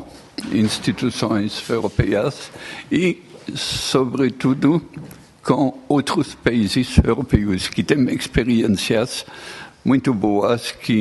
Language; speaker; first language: Portuguese; non-native, fluent; French